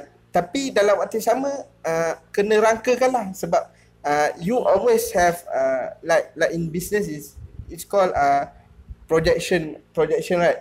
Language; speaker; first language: English; non-native, local second language; Malay